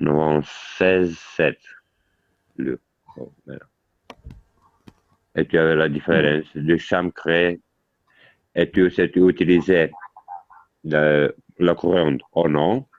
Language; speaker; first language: French; non-native, learner; Italian